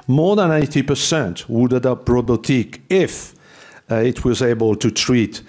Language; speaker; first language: English; non-native, fluent; French